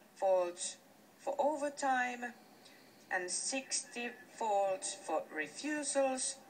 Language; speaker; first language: English; non-native, fluent; Finnish